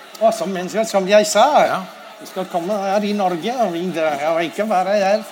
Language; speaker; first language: Norwegian; non-native, learner; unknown